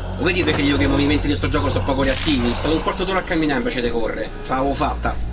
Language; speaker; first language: Italian; native; Italian